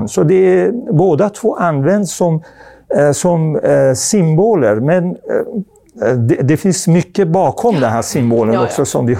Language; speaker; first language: Swedish; non-native, fluent; Persian